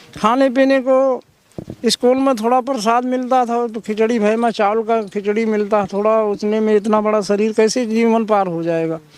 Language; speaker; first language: Hindi; native; Hindi